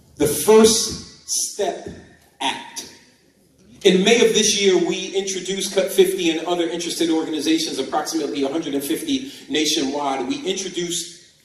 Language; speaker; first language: English; native; English